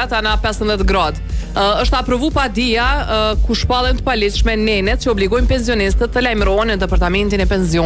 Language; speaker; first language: Albanian; native; Albanian